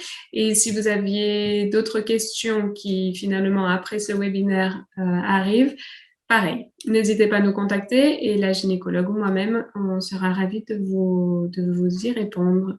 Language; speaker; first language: French; native; French